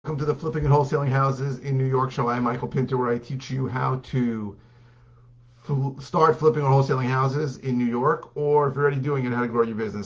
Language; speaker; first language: English; native; English